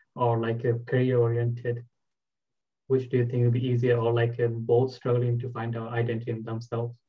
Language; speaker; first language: English; non-native, local second language; Bangla